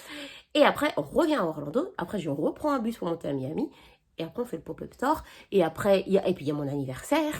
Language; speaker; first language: French; native; French